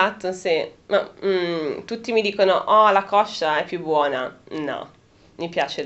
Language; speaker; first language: Italian; native; Italian